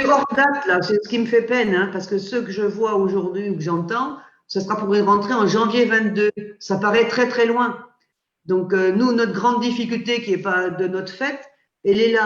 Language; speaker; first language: French; native; French